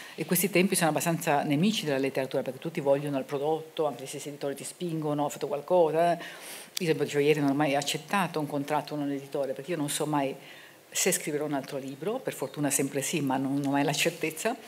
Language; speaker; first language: Italian; native; Italian